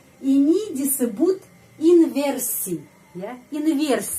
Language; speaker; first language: Indonesian; non-native, fluent; Russian